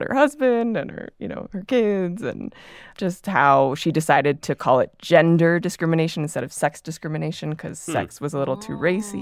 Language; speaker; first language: English; native; English